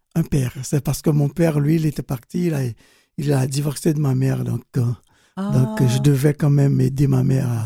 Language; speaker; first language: French; non-native, local second language; Haitian Creole